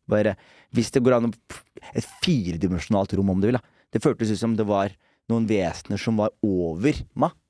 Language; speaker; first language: Norwegian; native; Norwegian